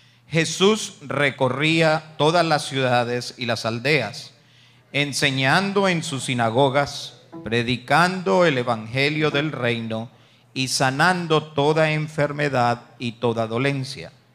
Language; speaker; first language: Spanish; native; Spanish